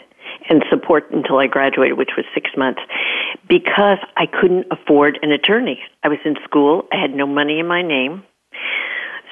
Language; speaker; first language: English; native; English